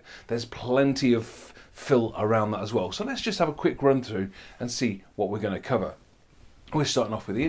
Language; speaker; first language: English; native; English